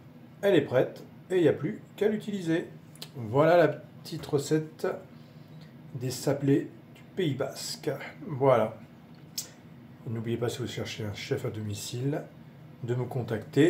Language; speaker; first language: French; native; French